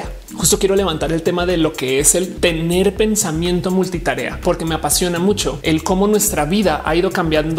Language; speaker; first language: Spanish; native; Spanish